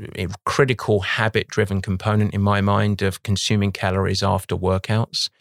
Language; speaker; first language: English; native; English